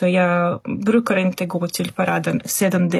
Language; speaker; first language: Swedish; non-native, fluent; Russian